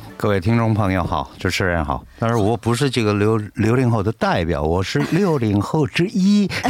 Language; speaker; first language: Chinese; non-native, fluent; Korean